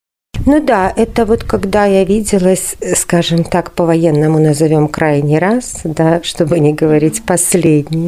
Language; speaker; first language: Russian; native; Russian